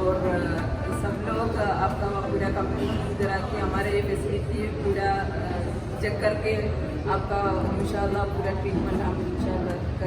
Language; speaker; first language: Hindi; non-native, learner; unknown